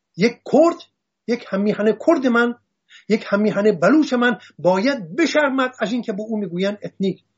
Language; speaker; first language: Persian; non-native, local second language; Assyrian Neo-Aramaic